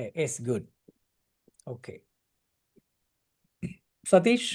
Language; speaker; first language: English; non-native, local second language; Telugu